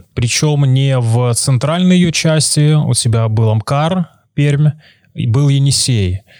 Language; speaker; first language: Russian; native; Russian